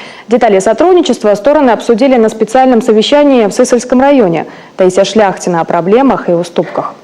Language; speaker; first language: Russian; native; Russian